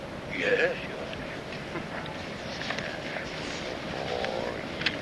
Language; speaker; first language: English; non-native, learner; Japanese